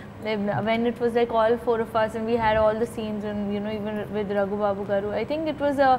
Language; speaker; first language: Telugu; non-native, learner; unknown